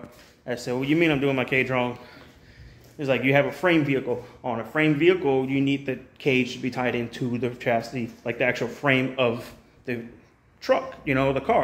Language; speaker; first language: English; native; English